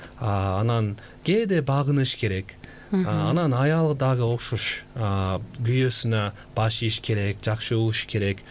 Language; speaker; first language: Kyrgyz; non-native, fluent; Korean